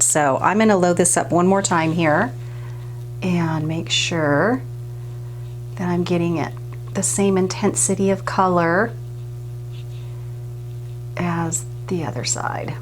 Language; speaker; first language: English; native; English